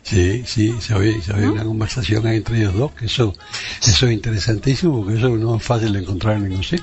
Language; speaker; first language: Spanish; native; Spanish